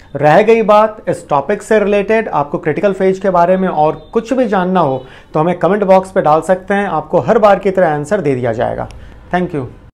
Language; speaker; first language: Hindi; native; Hindi